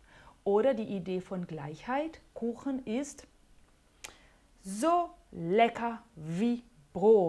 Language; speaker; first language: German; non-native, fluent; Portuguese